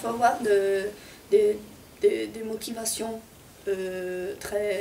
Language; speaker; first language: French; non-native, fluent; Italian